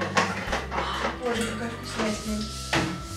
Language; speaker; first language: Russian; native; Russian